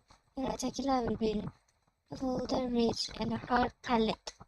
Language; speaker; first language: English; non-native, fluent; Thai